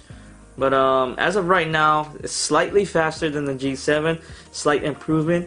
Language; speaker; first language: English; native; English